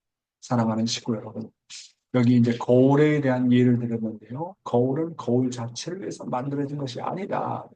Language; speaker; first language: Korean; native; Korean